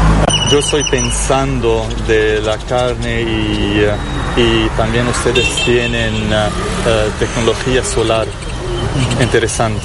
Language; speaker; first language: Spanish; non-native, fluent; Arabic